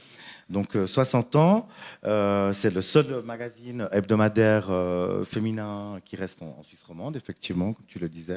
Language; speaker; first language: French; native; French